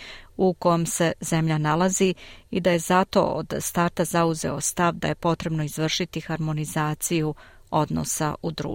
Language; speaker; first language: Croatian; native; Croatian